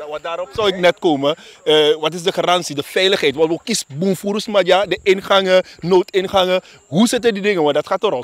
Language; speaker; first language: Dutch; native; Dutch